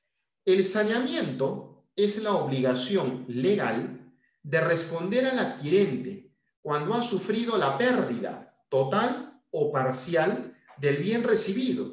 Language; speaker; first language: Spanish; native; Spanish